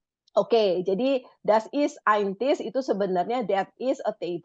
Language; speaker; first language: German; non-native, fluent; Indonesian